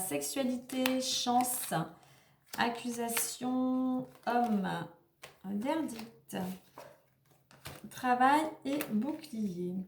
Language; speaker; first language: French; native; French